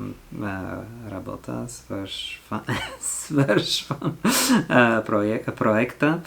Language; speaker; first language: Bulgarian; non-native, learner; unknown